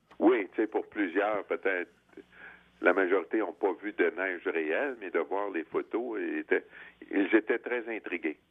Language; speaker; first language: French; native; French